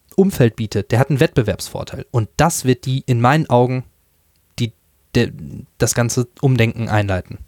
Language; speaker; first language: German; native; German